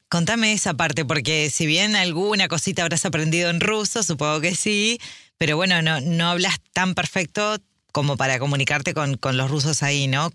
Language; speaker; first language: Spanish; native; Spanish